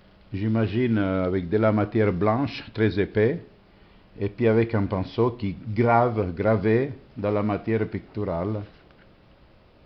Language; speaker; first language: French; non-native, fluent; Italian